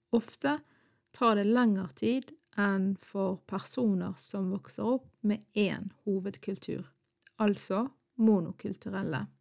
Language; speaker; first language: Norwegian; early bilingual, other home language; Arabic